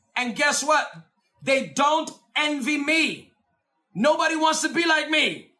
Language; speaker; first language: English; native; English